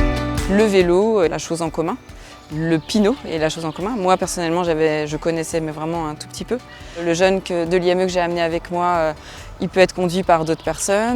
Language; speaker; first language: French; native; French